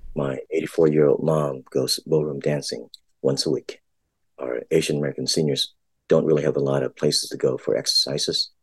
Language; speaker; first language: English; non-native, local second language; Filipino